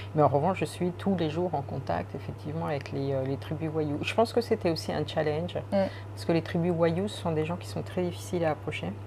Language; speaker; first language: French; early bilingual, other home language; Spanish